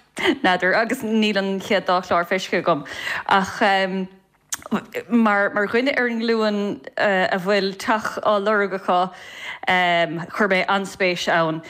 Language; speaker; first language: Irish; native; Irish